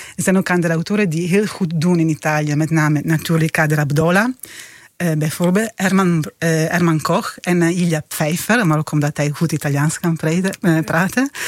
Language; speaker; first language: Dutch; non-native, fluent; Italian